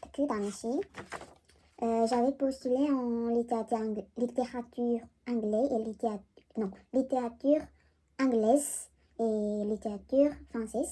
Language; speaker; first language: French; non-native, learner; Korean